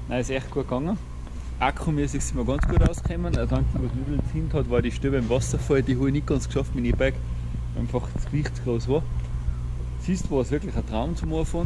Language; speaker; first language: German; native; German